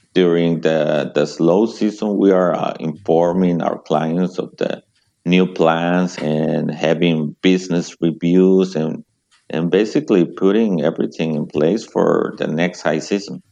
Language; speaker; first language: English; non-native, fluent; Spanish